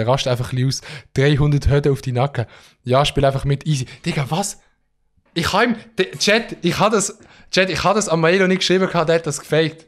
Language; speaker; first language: German; native; German